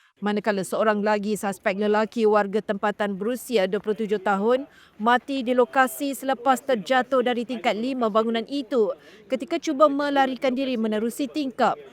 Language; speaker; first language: Malay; native; Malay